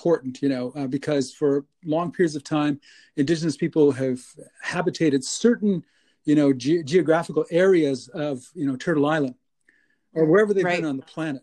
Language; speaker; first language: English; native; English